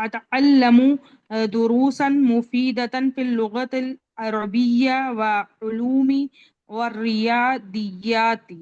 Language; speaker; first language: Arabic; non-native, learner; Urdu